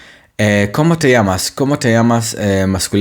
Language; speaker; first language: Spanish; non-native, fluent; Hebrew